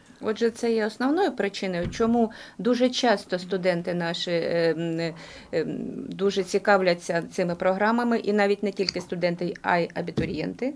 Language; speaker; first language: Ukrainian; native; Ukrainian